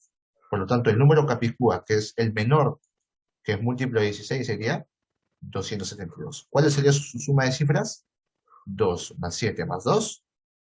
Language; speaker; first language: Spanish; native; Spanish